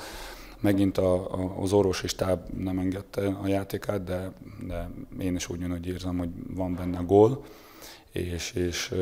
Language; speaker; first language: Hungarian; non-native, fluent; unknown